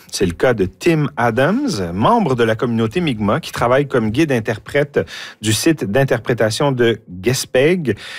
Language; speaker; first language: French; native; French